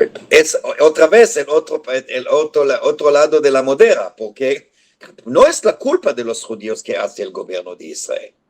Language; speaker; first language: Spanish; non-native, fluent; Hebrew